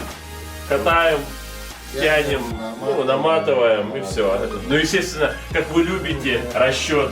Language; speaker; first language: Russian; native; Russian